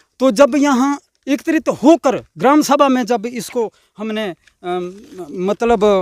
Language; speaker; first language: Hindi; non-native, local second language; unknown